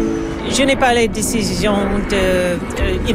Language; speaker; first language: French; non-native, learner; English